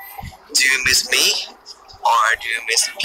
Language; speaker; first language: English; non-native, learner; Thai